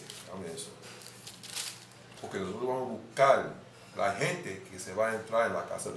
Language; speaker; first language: Spanish; non-native, fluent; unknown